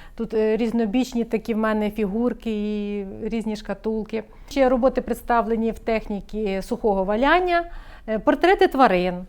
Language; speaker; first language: Ukrainian; native; Ukrainian